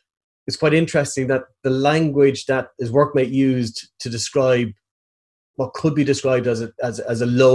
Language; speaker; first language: English; native; English